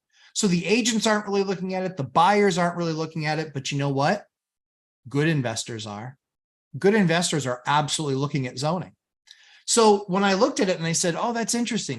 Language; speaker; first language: English; native; English